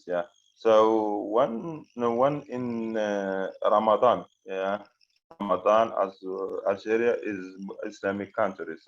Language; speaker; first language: English; non-native, fluent; Arabic